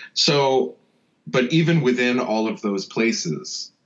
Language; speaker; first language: English; native; English